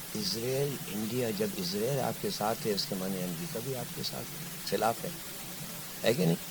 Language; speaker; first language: Urdu; native; Urdu